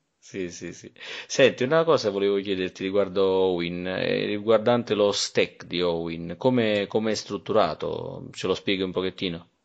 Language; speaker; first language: Italian; native; Italian